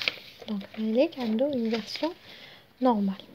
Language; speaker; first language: French; non-native, local second language; Arabic